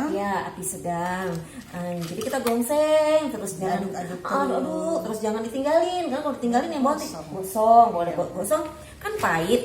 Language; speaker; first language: Indonesian; native; Indonesian